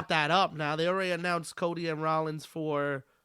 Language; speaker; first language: English; native; English